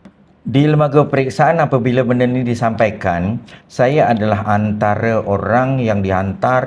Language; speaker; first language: Malay; native; Malay